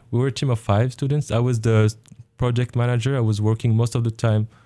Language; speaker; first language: English; non-native, fluent; Arabic